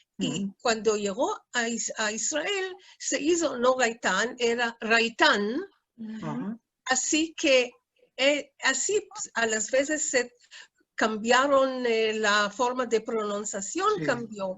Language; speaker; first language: Spanish; early bilingual, heritage; Spanish